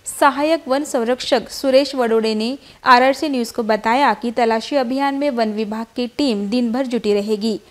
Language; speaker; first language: Hindi; non-native, local second language; Marathi